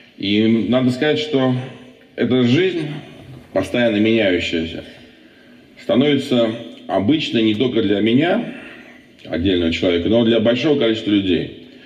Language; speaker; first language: Russian; non-native, local second language; Armenian